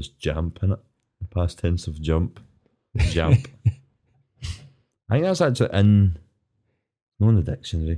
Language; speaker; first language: English; native; English